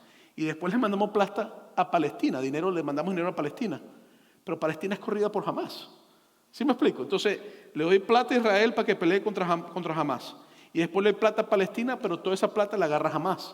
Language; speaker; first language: Spanish; native; Spanish